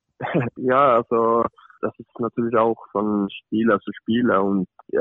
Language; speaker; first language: German; non-native, fluent; Swedish